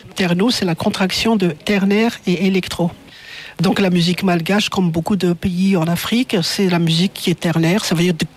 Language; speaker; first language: French; non-native, local second language; Malagasy